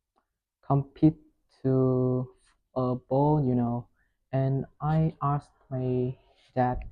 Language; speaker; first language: English; non-native, learner; Vietnamese